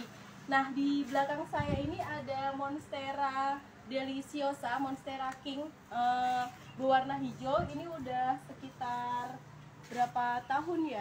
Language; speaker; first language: Indonesian; native; Indonesian